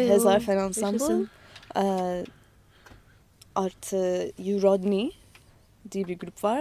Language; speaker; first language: Turkish; non-native, learner; English